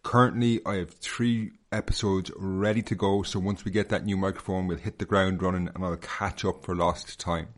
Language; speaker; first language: English; native; English